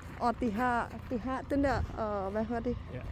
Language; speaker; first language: Danish; non-native, learner; Thai